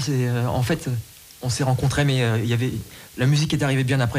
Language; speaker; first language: French; native; French